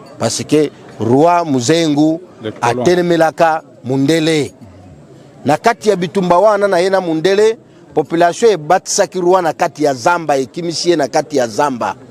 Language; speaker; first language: Lingala; non-native, local second language; Kituba (Democratic Republic of Congo)